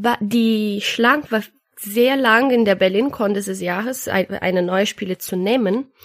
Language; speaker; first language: German; non-native, learner; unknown